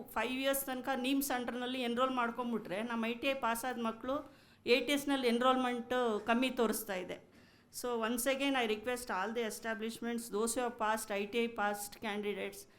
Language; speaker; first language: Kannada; native; Kannada